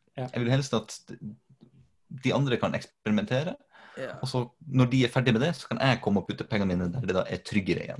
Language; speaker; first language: Norwegian; native; Norwegian